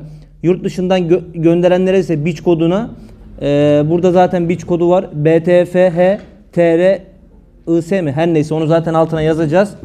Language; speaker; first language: Turkish; native; Turkish